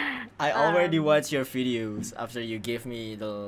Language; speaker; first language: English; non-native, fluent; Indonesian